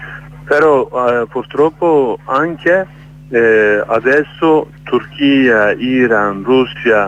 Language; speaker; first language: Italian; non-native, learner; Kurdish